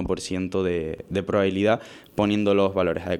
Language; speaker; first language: Spanish; native; Spanish